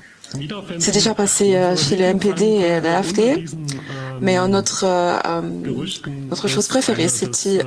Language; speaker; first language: French; non-native, fluent; German